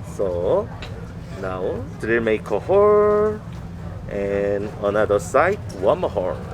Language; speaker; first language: English; non-native, learner; Korean